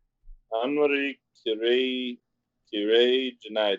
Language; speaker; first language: Japanese; non-native, learner; English